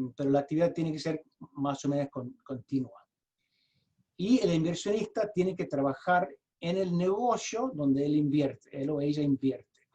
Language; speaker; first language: Spanish; early bilingual, heritage; Spanish